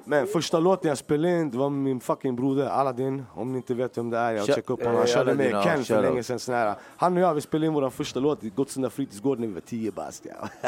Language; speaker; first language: Swedish; native; Swedish